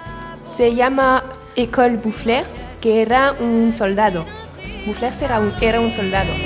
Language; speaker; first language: Spanish; non-native, fluent; French